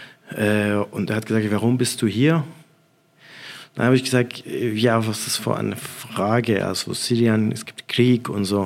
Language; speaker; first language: German; non-native, fluent; Arabic